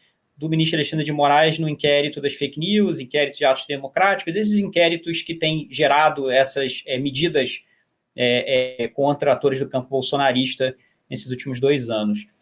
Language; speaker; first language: Portuguese; native; Portuguese